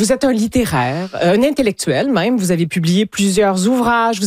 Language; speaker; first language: French; native; French